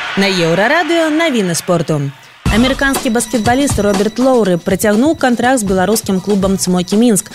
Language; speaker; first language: Belarusian; non-native, local second language; Russian